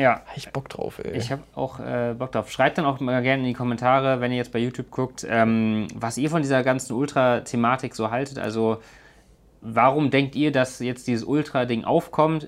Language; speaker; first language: German; native; German